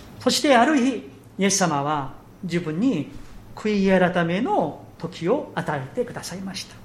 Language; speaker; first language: Japanese; non-native, fluent; Korean